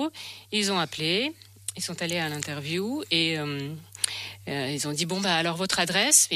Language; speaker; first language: French; non-native, fluent; Russian